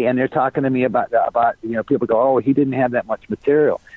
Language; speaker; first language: English; native; English